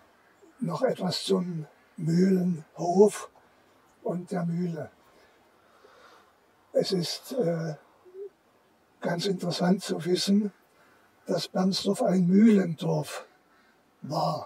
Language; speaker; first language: German; native; German